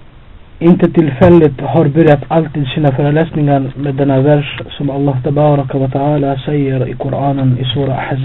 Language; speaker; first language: Swedish; non-native, fluent; Albanian